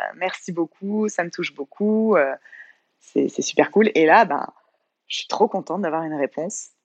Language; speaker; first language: French; native; French